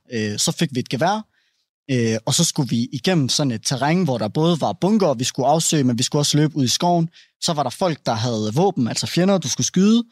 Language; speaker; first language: Danish; early bilingual, other home language; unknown